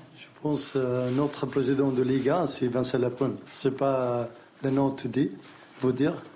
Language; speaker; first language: French; non-native, learner; Arabic